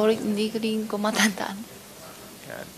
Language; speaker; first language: Filipino; non-native, learner; Chinese